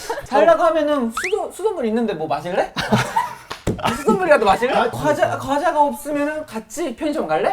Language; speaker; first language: Korean; non-native, fluent; Japanese